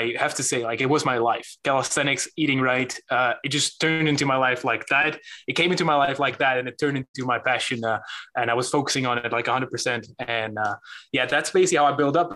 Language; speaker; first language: English; non-native, fluent; Dutch